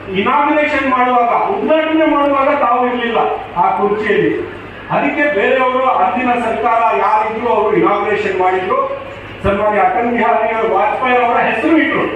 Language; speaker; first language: Kannada; non-native, local second language; Urdu